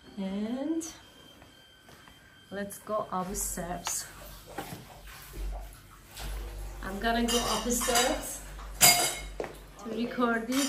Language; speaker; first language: English; non-native, learner; Persian